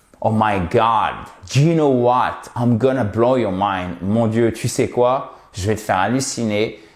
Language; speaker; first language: French; native; French